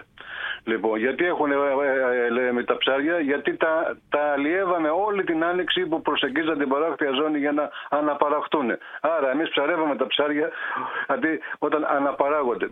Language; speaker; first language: Greek; native; Greek